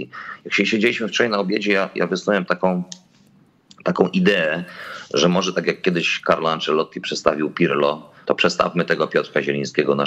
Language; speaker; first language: Polish; native; Polish